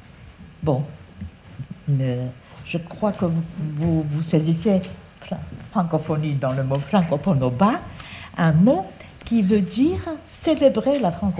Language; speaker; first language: French; non-native, fluent; Georgian